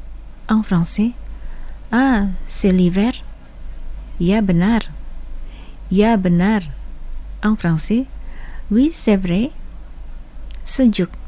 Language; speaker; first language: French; non-native, fluent; Indonesian